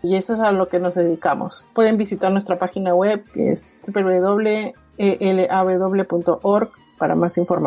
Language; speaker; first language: Spanish; native; Spanish